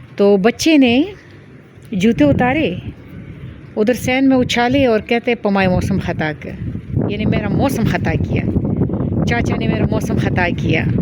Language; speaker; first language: Urdu; non-native, local second language; Pashto